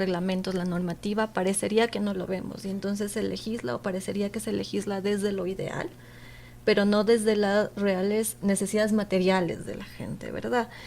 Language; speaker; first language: Spanish; native; Spanish